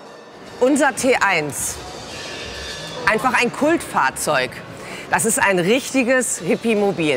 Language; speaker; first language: German; native; German